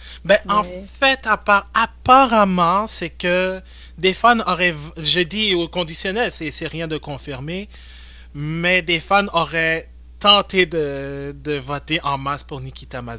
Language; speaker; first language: French; native; French